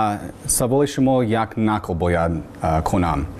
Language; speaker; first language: Persian; non-native, fluent; English